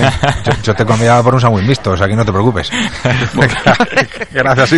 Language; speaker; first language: Spanish; native; Spanish